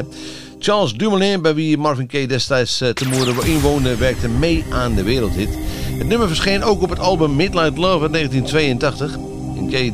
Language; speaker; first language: Dutch; native; Dutch